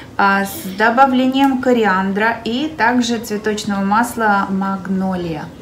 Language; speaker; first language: Russian; native; Russian